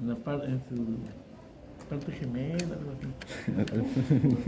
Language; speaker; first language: Spanish; native; Spanish